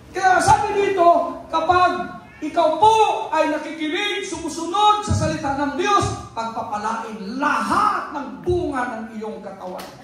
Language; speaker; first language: Filipino; non-native, local second language; Cebuano